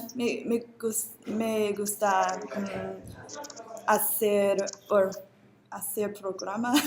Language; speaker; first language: Spanish; non-native, learner; English